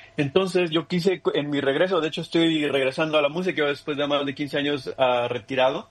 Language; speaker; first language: Spanish; early bilingual, heritage; Spanish